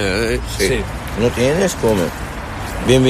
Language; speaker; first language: Spanish; non-native, learner; Arabic